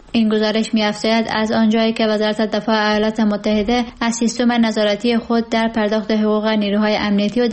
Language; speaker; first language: Persian; native; Persian